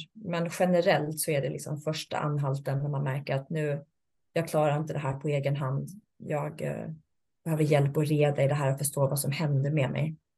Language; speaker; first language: Swedish; native; Swedish